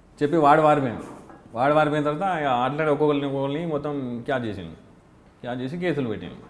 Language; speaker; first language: Telugu; native; Telugu